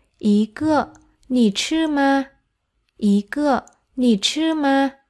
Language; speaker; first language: Chinese; non-native, fluent; Vietnamese